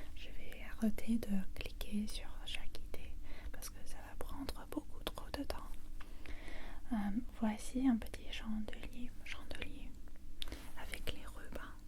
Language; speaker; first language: French; non-native, fluent; English